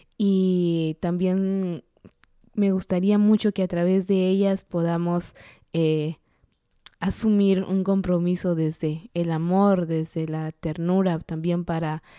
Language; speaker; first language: Spanish; non-native, local second language; Kaqchikel